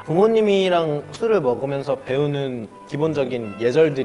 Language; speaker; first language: Korean; native; Korean